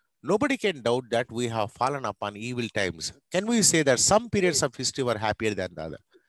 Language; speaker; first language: English; non-native, local second language; Telugu